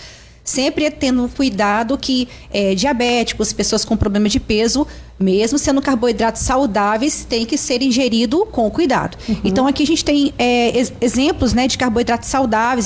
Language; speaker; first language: Portuguese; native; Portuguese